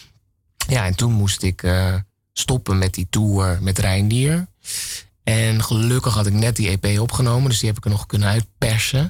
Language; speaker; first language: Dutch; native; Dutch